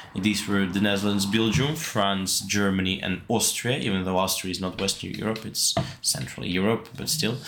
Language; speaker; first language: English; non-native, fluent; Russian